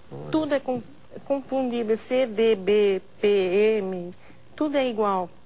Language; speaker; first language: Portuguese; non-native, local second language; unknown